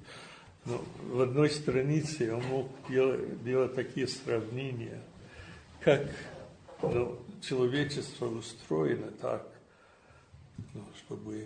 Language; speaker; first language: Russian; non-native, fluent; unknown